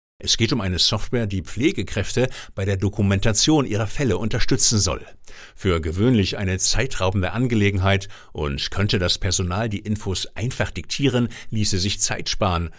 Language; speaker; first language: German; native; German